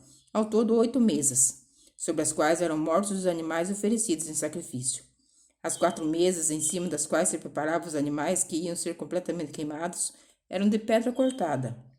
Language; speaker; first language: Portuguese; native; Portuguese